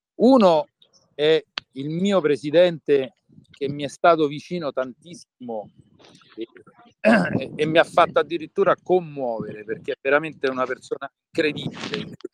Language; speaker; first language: Italian; native; Italian